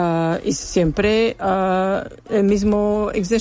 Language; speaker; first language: Spanish; non-native, learner; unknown